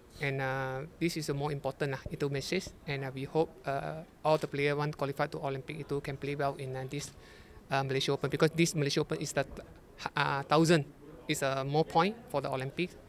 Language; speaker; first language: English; non-native, learner; Malay